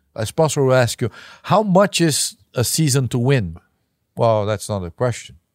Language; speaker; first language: English; non-native, fluent; Portuguese